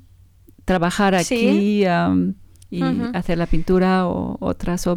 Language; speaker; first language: Spanish; non-native, learner; French